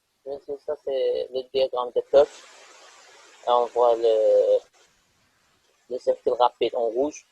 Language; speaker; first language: French; non-native, local second language; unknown